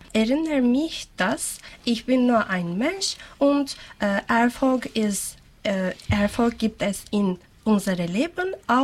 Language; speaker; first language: German; non-native, learner; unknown